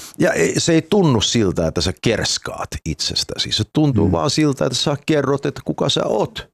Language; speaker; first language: Finnish; early bilingual, heritage; Finnish